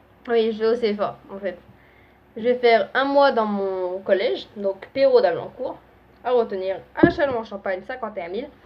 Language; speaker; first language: French; native; French